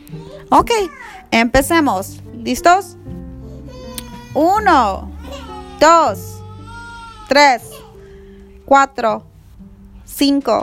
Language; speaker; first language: Spanish; early bilingual, heritage; Spanish